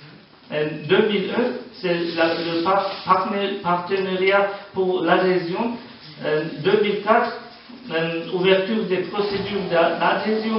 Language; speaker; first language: French; non-native, learner; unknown